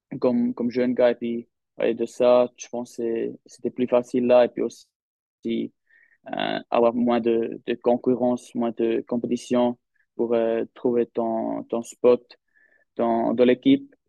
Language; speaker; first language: French; non-native, local second language; German